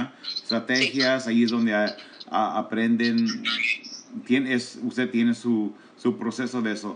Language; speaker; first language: Spanish; early bilingual, heritage; Spanish